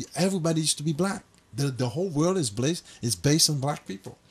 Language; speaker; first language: English; non-native, fluent; Haitian Creole